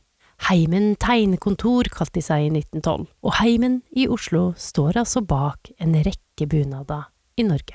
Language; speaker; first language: Norwegian; native; Norwegian